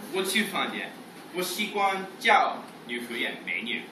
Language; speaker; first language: Chinese; non-native, fluent; English